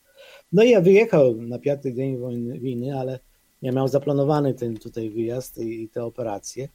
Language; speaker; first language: Polish; non-native, fluent; Ukrainian